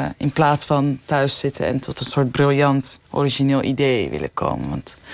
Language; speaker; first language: Dutch; early bilingual, other home language; Persian